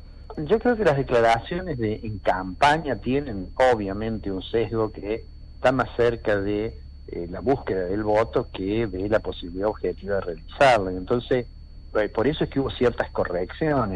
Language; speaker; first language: Spanish; native; Spanish